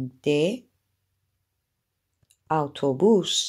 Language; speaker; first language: Spanish; non-native, fluent; Persian